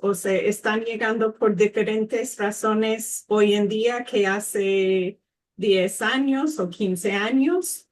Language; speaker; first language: Spanish; non-native, fluent; English